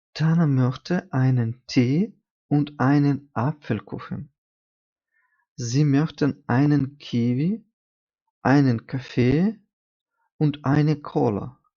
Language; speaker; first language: German; non-native, fluent; Ukrainian